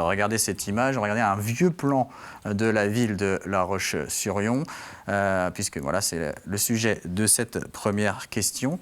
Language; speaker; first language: French; native; French